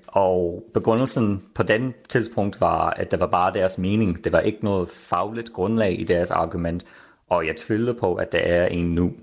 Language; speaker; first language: Danish; non-native, fluent; English